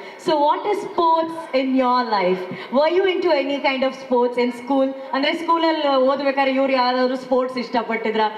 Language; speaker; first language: Kannada; native; Kannada